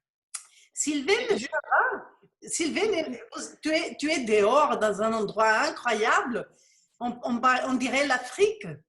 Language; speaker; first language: French; non-native, fluent; Spanish